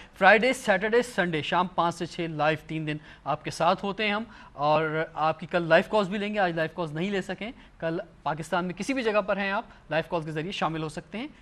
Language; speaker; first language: Urdu; native; Urdu